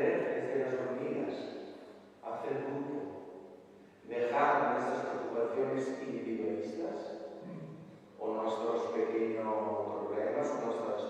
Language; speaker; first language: Spanish; non-native, fluent; Italian